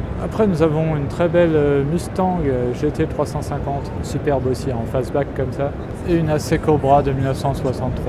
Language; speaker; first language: French; native; French